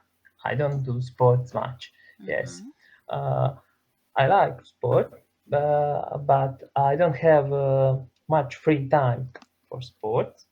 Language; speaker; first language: English; non-native, learner; Serbian